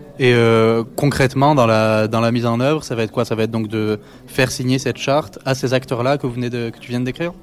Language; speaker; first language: French; native; French